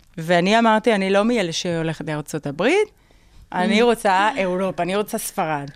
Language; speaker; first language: Hebrew; non-native, fluent; Spanish